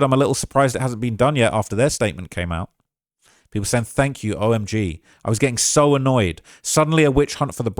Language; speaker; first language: English; native; English